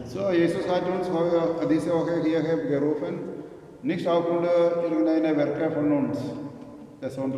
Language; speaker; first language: German; non-native, learner; Malayalam